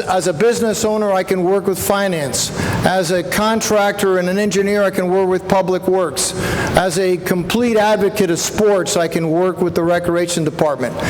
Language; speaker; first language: English; non-native, fluent; Spanish